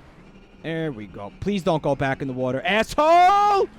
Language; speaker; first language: English; native; English